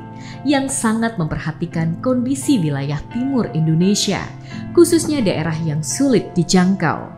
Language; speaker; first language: Indonesian; native; Indonesian